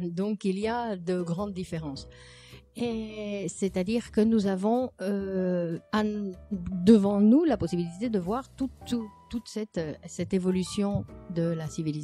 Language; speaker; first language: French; native; French